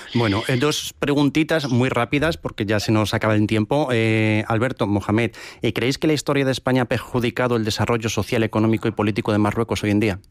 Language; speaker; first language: Spanish; native; Spanish